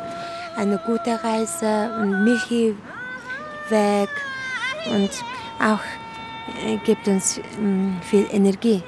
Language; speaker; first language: German; non-native, learner; Mongolian